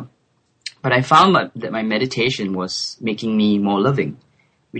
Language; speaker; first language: English; native; English